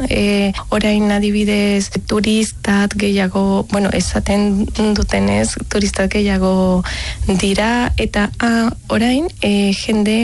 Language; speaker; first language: Basque; non-native, learner; Spanish